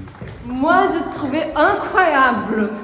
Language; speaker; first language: French; non-native, learner; Portuguese